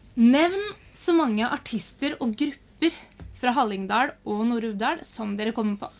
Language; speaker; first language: Norwegian; native; Norwegian